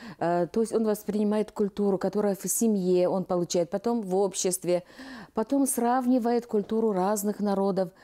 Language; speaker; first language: Russian; non-native, local second language; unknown